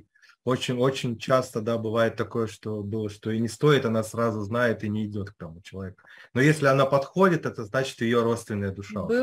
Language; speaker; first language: Russian; native; Russian